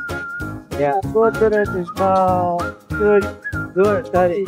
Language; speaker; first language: English; non-native, learner; Vietnamese